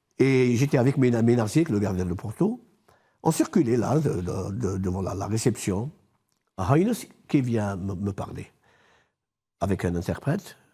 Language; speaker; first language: French; non-native, local second language; Arabic